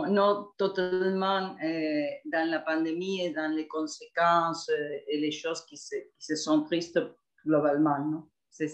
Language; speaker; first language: French; non-native, fluent; Spanish